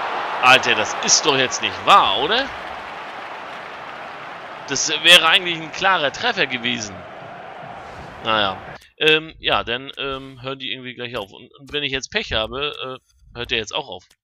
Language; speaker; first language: German; native; German